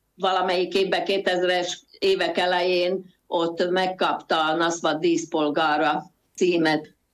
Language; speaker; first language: Hungarian; native; Hungarian